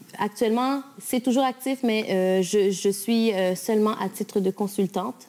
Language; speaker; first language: French; native; French